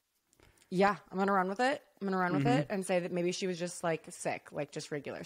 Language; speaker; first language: English; native; English